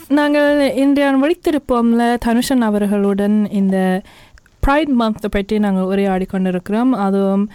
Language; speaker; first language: Tamil; early bilingual, heritage; Tamil